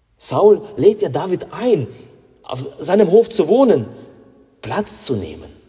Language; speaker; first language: German; non-native, fluent; Russian